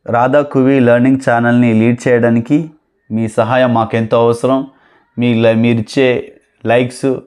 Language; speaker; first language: Telugu; non-native, local second language; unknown